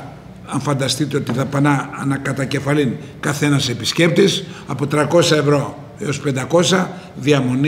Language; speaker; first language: Greek; native; Greek